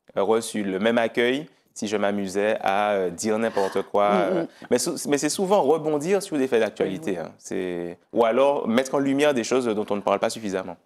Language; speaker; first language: French; native; French